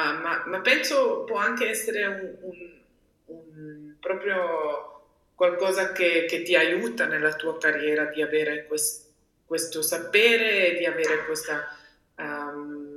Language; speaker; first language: Italian; non-native, local second language; German